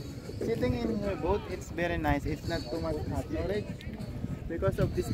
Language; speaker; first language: English; non-native, local second language; Filipino